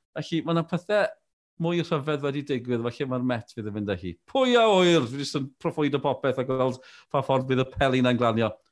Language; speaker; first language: Welsh; native; Welsh